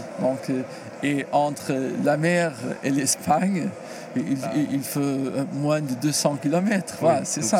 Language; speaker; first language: French; non-native, learner; Portuguese